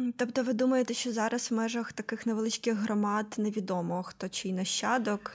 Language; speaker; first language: Ukrainian; native; Ukrainian